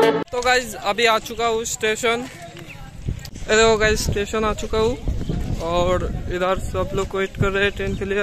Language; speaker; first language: Hindi; non-native, local second language; Bangla